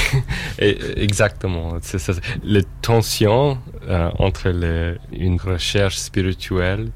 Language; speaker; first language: French; non-native, fluent; English